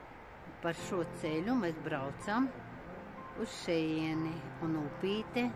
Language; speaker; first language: Latvian; non-native, local second language; Russian